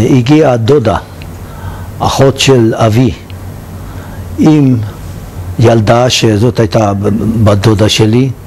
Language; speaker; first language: Hebrew; non-native, fluent; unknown